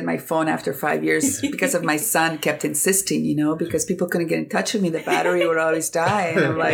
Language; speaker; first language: English; non-native, fluent; Greek